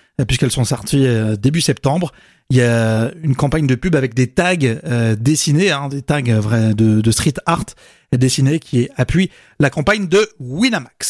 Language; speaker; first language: French; native; French